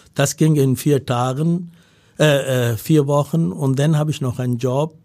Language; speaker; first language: German; non-native, learner; Punjabi